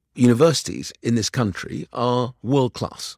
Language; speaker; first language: English; early bilingual, other home language; Arabic